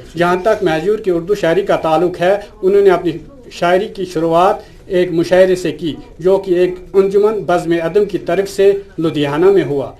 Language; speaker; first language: Urdu; non-native, local second language; Kashmiri